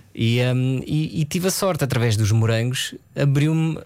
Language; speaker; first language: Portuguese; early bilingual, other home language; French